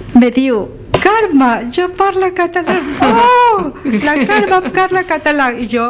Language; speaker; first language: Catalan; non-native, learner; Spanish